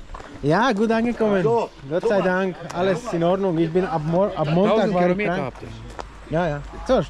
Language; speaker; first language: German; non-native, learner; Slovak